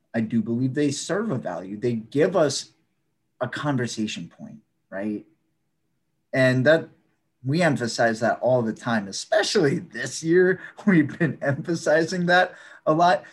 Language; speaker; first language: English; native; English